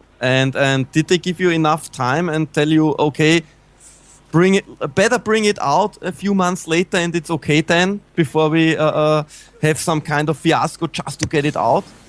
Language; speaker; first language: English; non-native, fluent; German